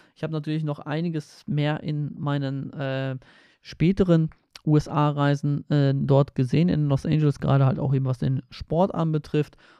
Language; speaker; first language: German; early bilingual, other home language; Polish